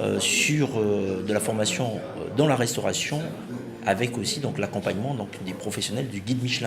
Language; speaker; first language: French; native; French